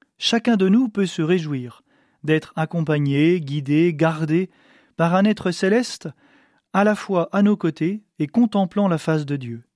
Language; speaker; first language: French; native; French